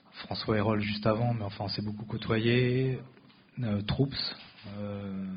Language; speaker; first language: French; native; French